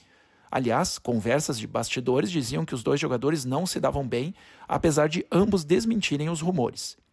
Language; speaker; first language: Portuguese; native; Portuguese